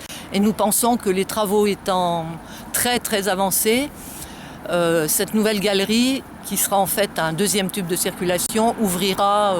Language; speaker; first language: French; native; French